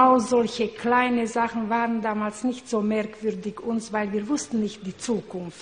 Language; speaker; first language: German; non-native, learner; Hungarian